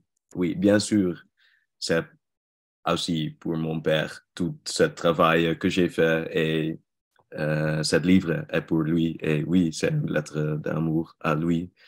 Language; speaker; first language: French; non-native, learner; Dutch